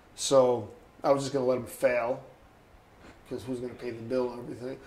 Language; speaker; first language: English; native; English